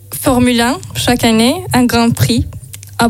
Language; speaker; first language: French; non-native, learner; Azerbaijani